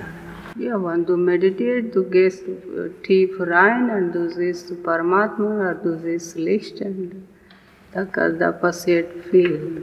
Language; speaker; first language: German; non-native, learner; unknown